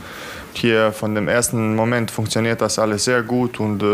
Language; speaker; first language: German; non-native, fluent; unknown